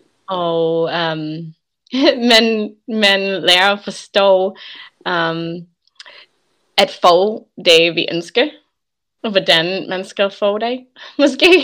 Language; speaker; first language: Danish; non-native, learner; English